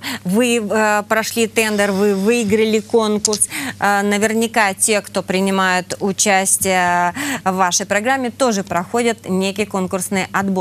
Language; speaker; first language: Russian; native; Russian